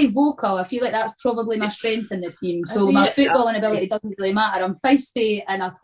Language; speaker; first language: English; native; English